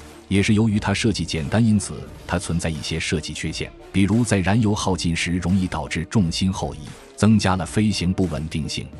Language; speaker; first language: Chinese; native; Chinese